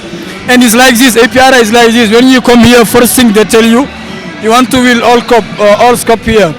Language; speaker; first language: English; non-native, learner; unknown